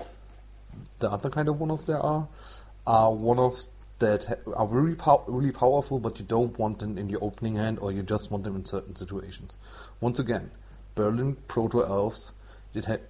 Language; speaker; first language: English; non-native, fluent; German